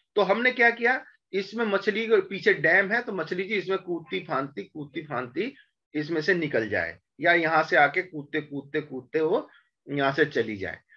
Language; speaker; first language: Hindi; native; Hindi